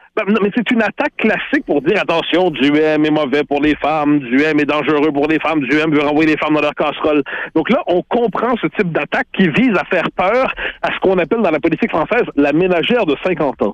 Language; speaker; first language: French; native; French